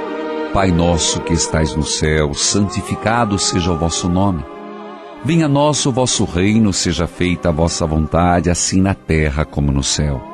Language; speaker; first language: Portuguese; native; Portuguese